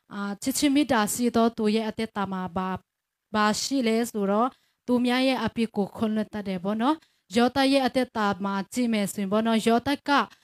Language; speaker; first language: Burmese; non-native, local second language; Tedim Chin